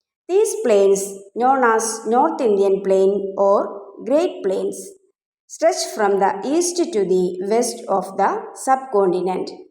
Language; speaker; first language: English; non-native, local second language; Malayalam